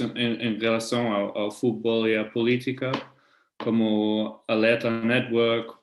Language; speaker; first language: Portuguese; non-native, fluent; German